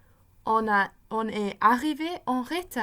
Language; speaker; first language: French; non-native, fluent; English